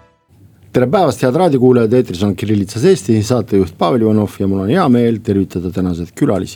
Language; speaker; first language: Estonian; non-native, local second language; Russian